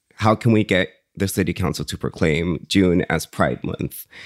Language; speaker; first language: English; early bilingual, other home language; Spanish